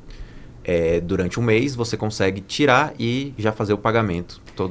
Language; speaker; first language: Portuguese; native; Portuguese